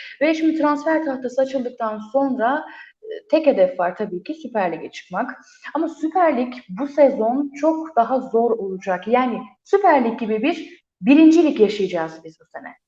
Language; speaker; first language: Turkish; native; Turkish